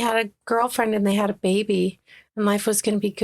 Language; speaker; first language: English; native; English